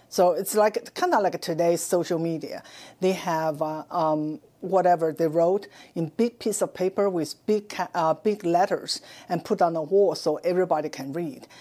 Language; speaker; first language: English; non-native, fluent; Chinese